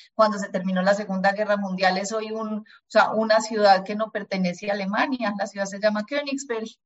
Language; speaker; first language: Spanish; early bilingual, other home language; German